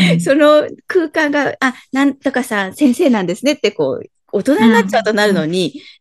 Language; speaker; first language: Japanese; native; Japanese